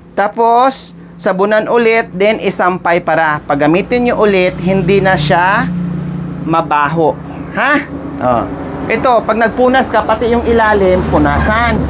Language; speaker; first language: Filipino; non-native, local second language; Cebuano